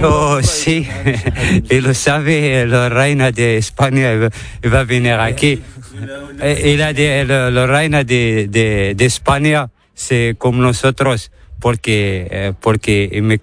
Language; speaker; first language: Spanish; non-native, learner; Arabic